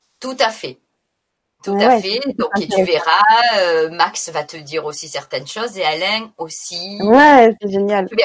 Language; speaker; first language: French; native; French